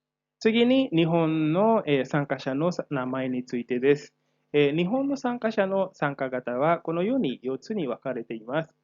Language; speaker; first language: Japanese; non-native, fluent; Indonesian